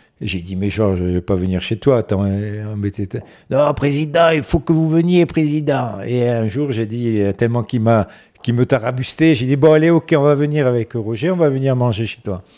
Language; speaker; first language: French; native; French